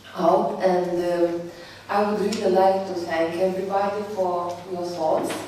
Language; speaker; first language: English; non-native, fluent; Lithuanian